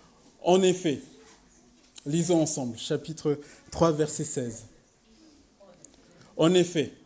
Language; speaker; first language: French; native; French